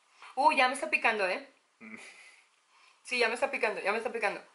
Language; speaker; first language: Spanish; native; Spanish